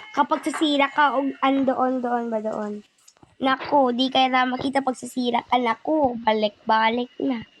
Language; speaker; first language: Filipino; non-native, local second language; Cebuano